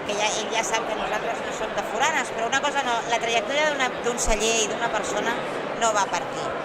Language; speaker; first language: Catalan; native; Catalan